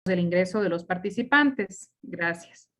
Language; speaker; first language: Spanish; native; Spanish